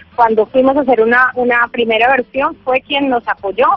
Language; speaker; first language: Spanish; native; Spanish